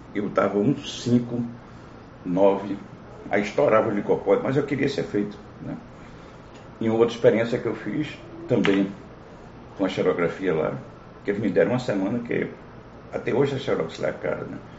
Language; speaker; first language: Portuguese; native; Portuguese